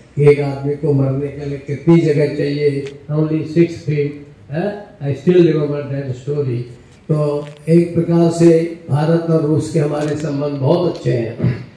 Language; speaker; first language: Hindi; native; Hindi